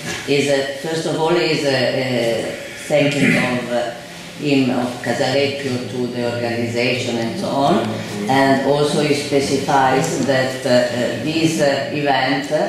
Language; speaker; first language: English; non-native, fluent; Italian